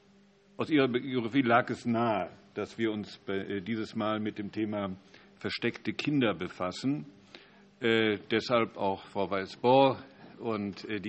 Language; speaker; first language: German; native; German